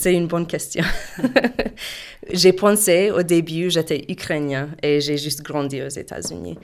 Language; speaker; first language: French; non-native, fluent; English